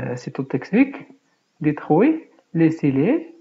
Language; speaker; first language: French; non-native, local second language; Arabic